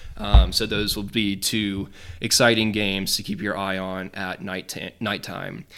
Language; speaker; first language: English; native; English